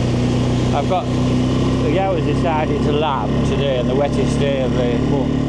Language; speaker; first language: English; native; English